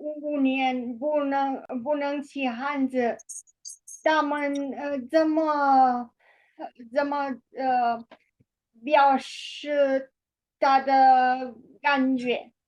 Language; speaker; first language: Chinese; non-native, learner; Romanian